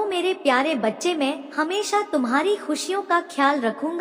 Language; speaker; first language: Hindi; native; Hindi